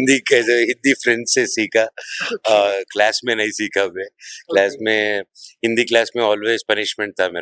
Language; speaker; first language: Hindi; non-native, local second language; Telugu